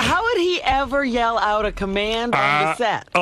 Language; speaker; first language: English; native; English